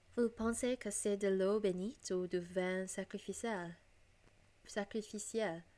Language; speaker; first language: French; non-native, learner; English